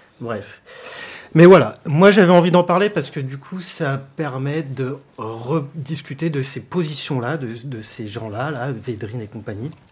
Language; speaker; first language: French; native; French